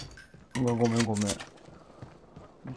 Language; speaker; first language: Japanese; native; Japanese